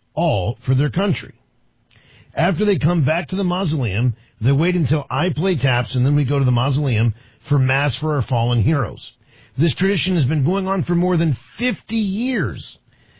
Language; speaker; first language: English; native; English